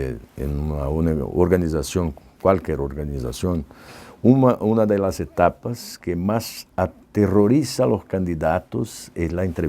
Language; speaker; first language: Spanish; non-native, fluent; Portuguese